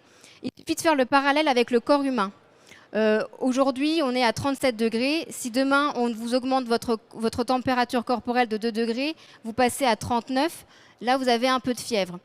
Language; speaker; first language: French; native; French